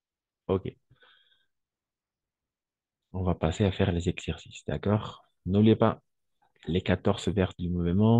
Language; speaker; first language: French; non-native, fluent; Spanish